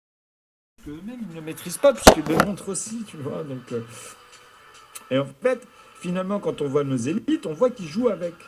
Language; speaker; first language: French; native; French